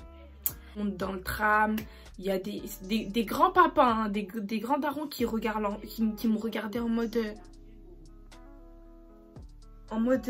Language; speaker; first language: French; native; French